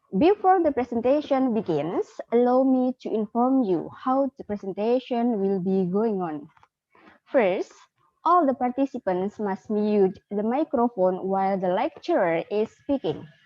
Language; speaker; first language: English; non-native, fluent; Indonesian